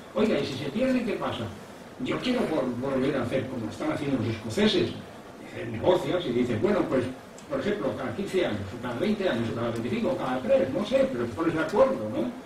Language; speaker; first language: Spanish; native; Spanish